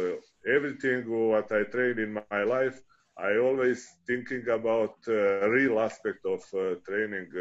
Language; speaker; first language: English; non-native, fluent; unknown